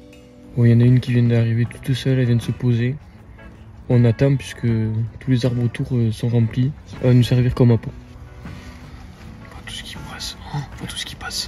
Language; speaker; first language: French; native; French